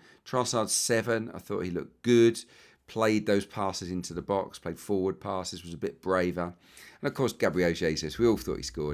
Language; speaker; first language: English; native; English